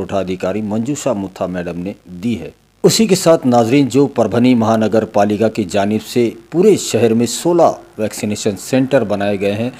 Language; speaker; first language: Hindi; non-native, local second language; Urdu